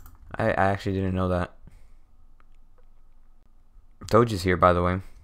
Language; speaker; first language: English; native; English